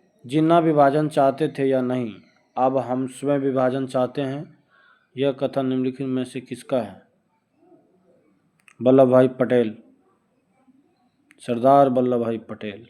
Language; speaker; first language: Hindi; native; Hindi